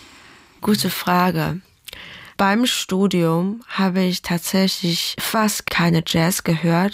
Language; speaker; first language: German; non-native, learner; Chinese